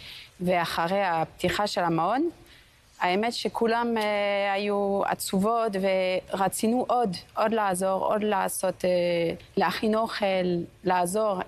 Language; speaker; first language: Hebrew; non-native, fluent; French